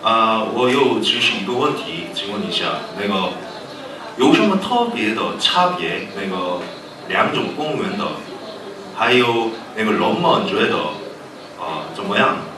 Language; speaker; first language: Chinese; non-native, learner; Korean